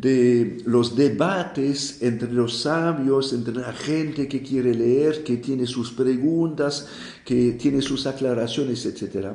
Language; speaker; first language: Spanish; non-native, fluent; French